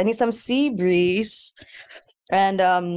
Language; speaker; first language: English; non-native, local second language; Malay